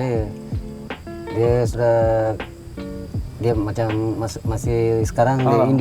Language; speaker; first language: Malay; non-native, local second language; Tamil